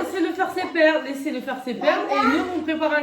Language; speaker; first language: French; native; French